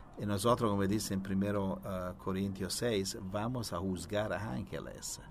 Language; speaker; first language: Spanish; non-native, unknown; Italian